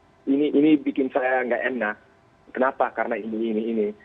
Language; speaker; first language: Indonesian; early bilingual, heritage; Indonesian